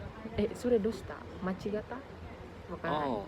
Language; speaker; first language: Japanese; non-native, learner; Indonesian